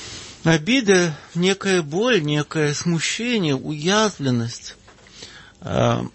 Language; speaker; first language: Russian; native; Russian